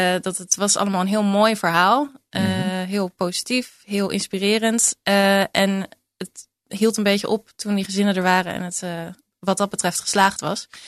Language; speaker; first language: Dutch; native; Dutch